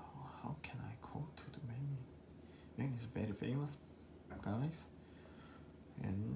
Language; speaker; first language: English; non-native, learner; Korean